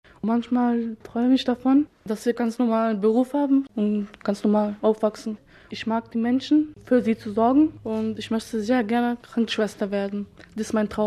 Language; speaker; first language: German; early bilingual, other home language; Bosnian